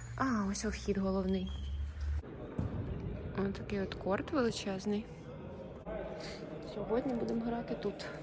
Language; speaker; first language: Ukrainian; native; Ukrainian